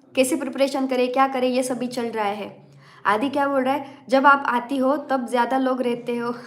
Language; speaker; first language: Hindi; non-native, local second language; Marathi